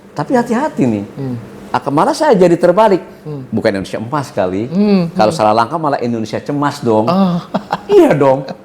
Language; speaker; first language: Indonesian; non-native, local second language; Sundanese